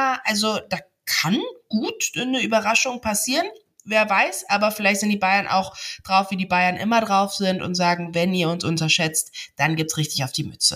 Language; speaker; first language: German; native; German